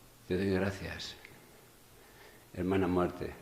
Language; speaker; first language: Spanish; native; Spanish